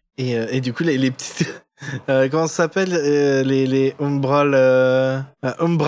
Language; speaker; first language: French; native; French